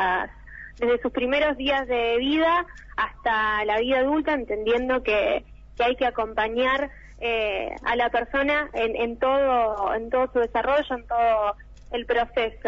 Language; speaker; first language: Spanish; native; Spanish